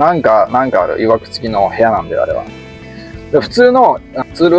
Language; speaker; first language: Japanese; native; Japanese